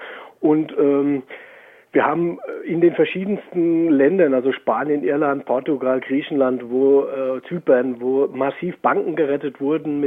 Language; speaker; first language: German; native; German